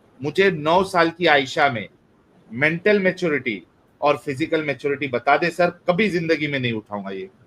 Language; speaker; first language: Hindi; native; Hindi